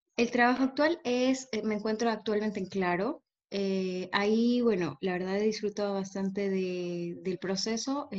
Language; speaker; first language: Spanish; native; Spanish